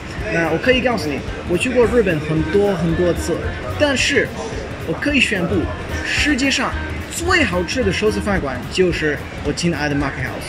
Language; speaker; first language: Chinese; non-native, fluent; English